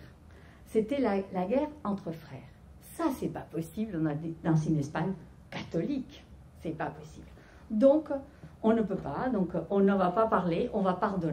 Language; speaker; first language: French; non-native, fluent; Spanish